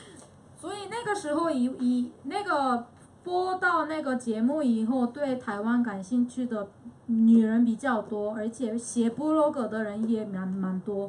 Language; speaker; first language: Chinese; non-native, fluent; Korean